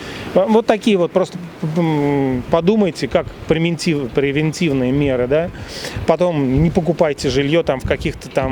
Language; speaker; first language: Russian; native; Russian